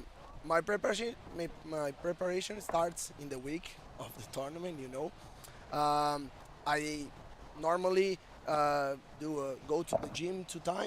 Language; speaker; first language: English; non-native, fluent; Portuguese